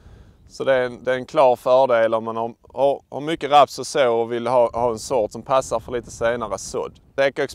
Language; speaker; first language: Swedish; native; Swedish